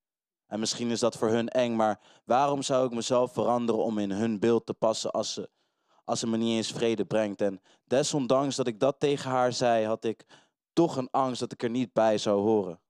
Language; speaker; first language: Dutch; native; Dutch